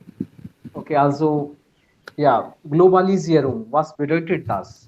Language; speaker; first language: German; non-native, fluent; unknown